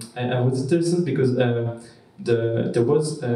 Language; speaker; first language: English; non-native, learner; French